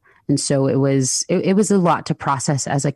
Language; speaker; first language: English; native; English